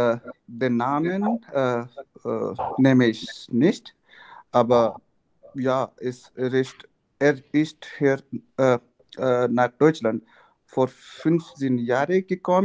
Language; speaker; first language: German; non-native, learner; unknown